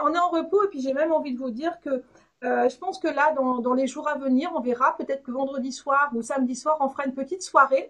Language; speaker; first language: French; native; French